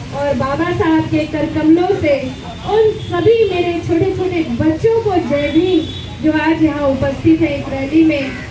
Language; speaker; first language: Hindi; non-native, local second language; Gujarati